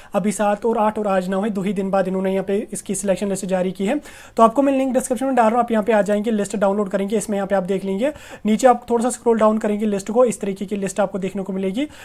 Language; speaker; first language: Hindi; non-native, local second language; Kashmiri